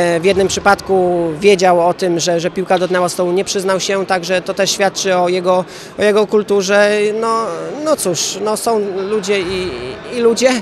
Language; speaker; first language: Polish; native; Polish